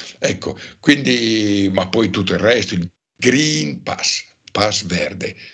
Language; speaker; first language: Italian; native; Italian